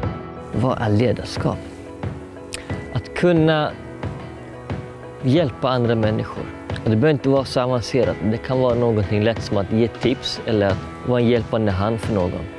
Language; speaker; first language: Swedish; native; Swedish